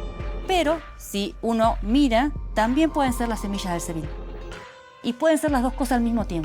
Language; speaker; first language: Spanish; native; Spanish